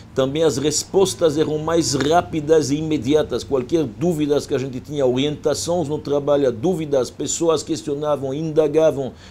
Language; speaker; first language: Portuguese; non-native, fluent; French